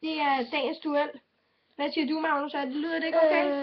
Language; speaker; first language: Danish; native; Danish